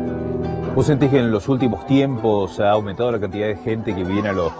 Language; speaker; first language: Spanish; native; Spanish